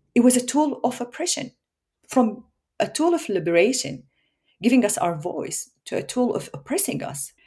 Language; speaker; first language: English; non-native, fluent; Arabic